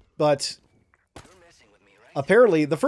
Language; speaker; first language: English; native; English